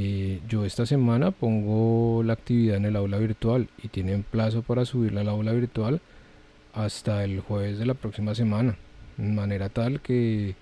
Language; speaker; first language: Spanish; native; Spanish